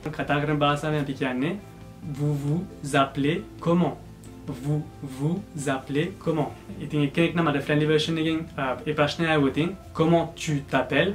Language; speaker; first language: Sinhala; early bilingual, heritage; Sinhala